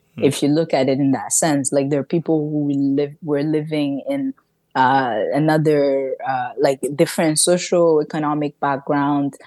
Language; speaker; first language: English; early bilingual, other home language; French